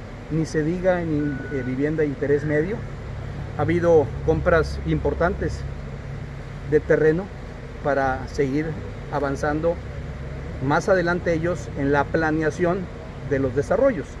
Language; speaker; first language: Spanish; native; Spanish